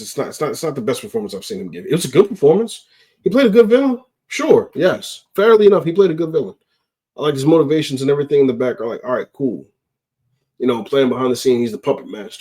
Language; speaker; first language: English; native; English